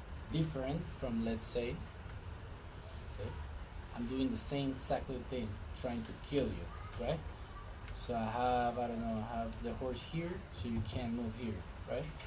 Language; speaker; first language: English; non-native, fluent; Spanish